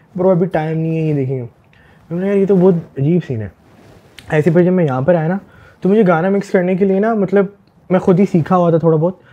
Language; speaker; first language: Urdu; early bilingual, heritage; Urdu